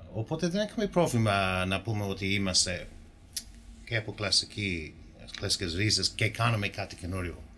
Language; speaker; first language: Greek; non-native, fluent; English